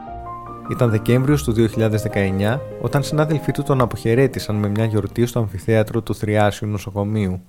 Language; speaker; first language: Greek; native; Greek